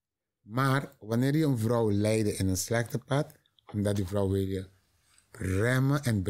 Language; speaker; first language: Dutch; non-native, learner; Papiamento